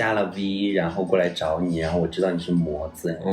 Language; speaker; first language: Chinese; native; Chinese